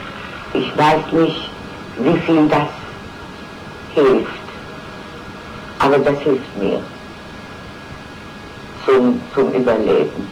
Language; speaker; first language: German; non-native, fluent; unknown